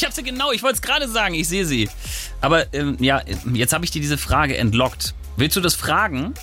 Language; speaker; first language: German; native; German